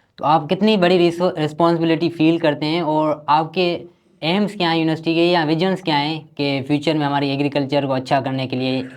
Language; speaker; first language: Urdu; non-native, local second language; Sindhi